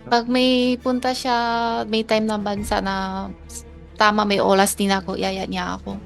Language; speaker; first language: Filipino; non-native, learner; Chinese